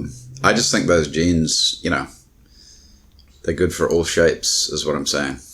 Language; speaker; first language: English; native; English